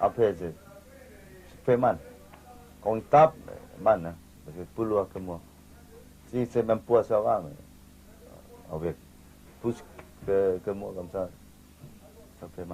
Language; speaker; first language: French; non-native, learner; Thai